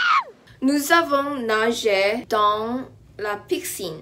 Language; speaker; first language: French; non-native, learner; Korean